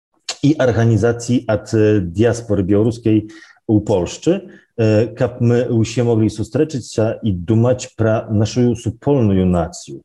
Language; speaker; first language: Belarusian; non-native, local second language; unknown